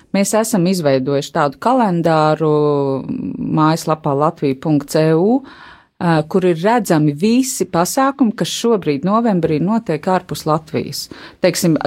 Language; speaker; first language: Latvian; native; Latvian